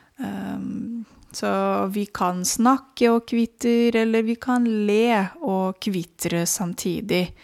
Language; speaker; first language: Norwegian; non-native, fluent; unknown